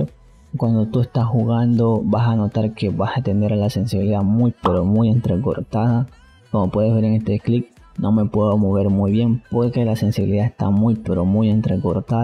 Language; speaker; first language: Spanish; native; Spanish